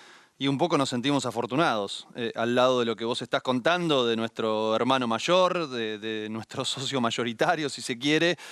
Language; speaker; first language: Spanish; native; Spanish